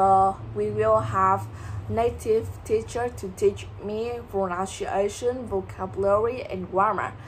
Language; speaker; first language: English; non-native, learner; Vietnamese